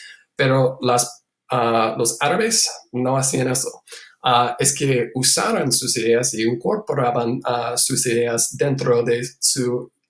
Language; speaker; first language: Spanish; non-native, fluent; English